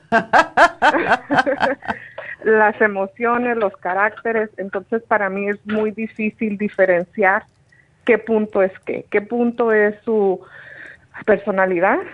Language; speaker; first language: Spanish; native; Spanish